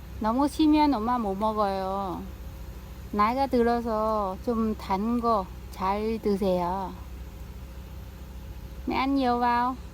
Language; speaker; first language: Korean; non-native, learner; Vietnamese